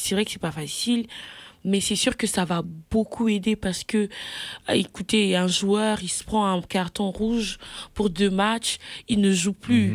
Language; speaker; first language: French; native; French